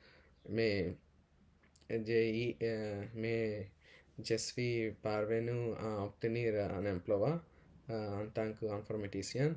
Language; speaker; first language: French; non-native, learner; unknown